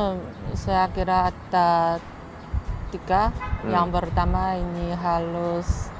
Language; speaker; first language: Indonesian; non-native, learner; Chinese